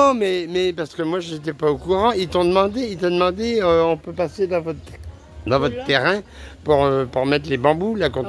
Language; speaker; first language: French; native; French